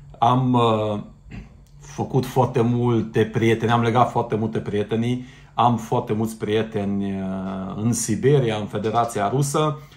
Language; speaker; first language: Romanian; non-native, local second language; Hungarian